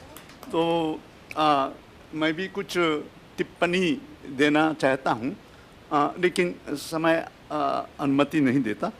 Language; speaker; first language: Hindi; non-native, fluent; Japanese